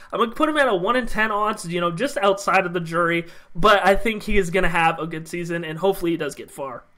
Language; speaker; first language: English; native; English